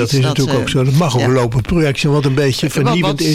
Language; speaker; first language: Dutch; native; Dutch